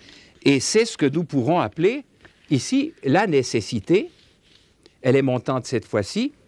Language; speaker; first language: French; native; French